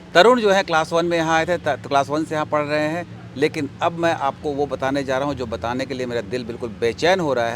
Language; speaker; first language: Hindi; native; Hindi